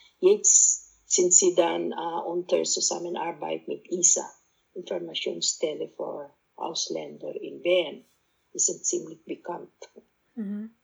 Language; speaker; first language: German; non-native, fluent; Cebuano